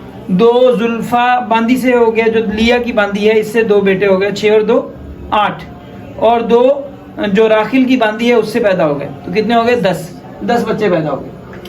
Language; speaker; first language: Urdu; native; Urdu